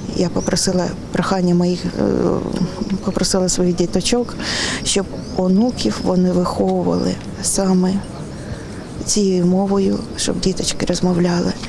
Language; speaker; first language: Ukrainian; non-native, local second language; Russian